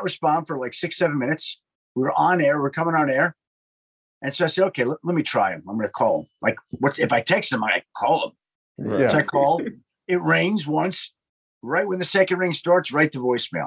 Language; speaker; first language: English; native; English